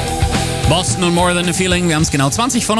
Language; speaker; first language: German; native; German